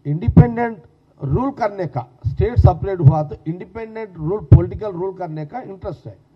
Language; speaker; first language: Hindi; non-native, local second language; Telugu